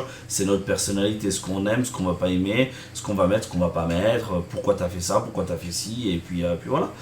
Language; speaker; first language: French; native; French